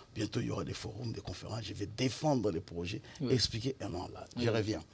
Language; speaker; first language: French; non-native, local second language; Lingala